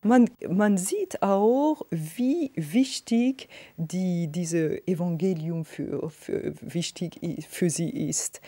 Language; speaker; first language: German; non-native, fluent; French